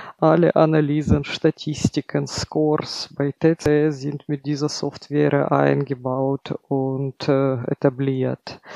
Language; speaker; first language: German; non-native, fluent; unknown